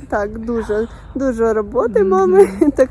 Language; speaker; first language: Polish; non-native, learner; Russian